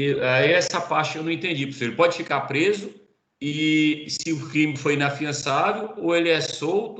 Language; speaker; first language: Portuguese; native; Portuguese